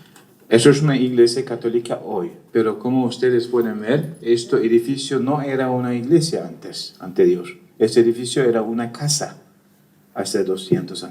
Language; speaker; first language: Spanish; non-native, fluent; Turkish